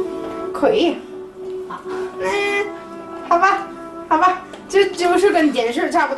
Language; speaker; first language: Chinese; non-native, fluent; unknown